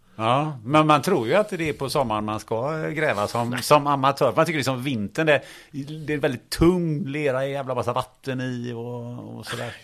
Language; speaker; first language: Swedish; native; Swedish